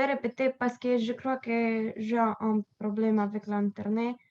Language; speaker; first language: French; non-native, learner; Romanian